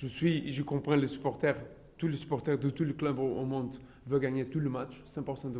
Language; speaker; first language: French; non-native, fluent; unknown